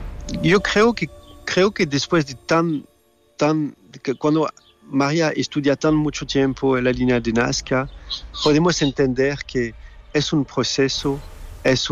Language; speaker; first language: Spanish; non-native, fluent; French